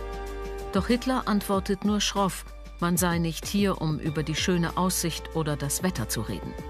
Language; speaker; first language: German; native; German